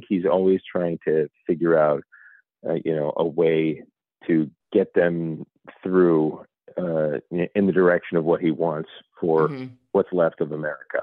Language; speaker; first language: English; native; English